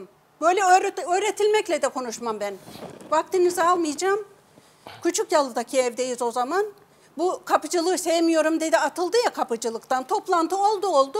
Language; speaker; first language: Turkish; native; Turkish